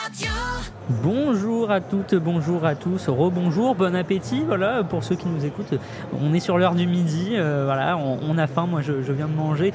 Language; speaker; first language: French; native; French